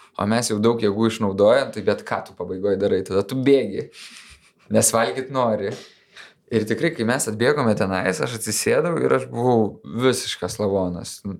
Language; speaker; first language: Lithuanian; native; Lithuanian